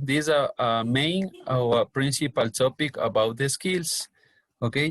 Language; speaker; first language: English; non-native, learner; Spanish